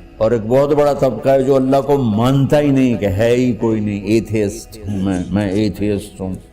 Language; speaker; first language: Urdu; non-native, local second language; Punjabi